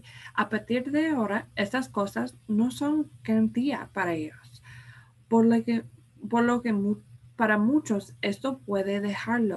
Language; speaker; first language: Spanish; non-native, fluent; English